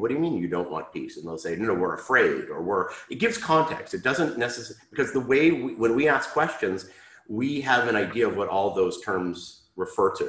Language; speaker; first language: English; native; English